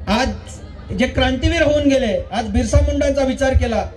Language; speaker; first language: Marathi; native; Marathi